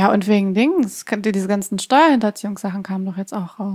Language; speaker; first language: German; early bilingual, other home language; Persian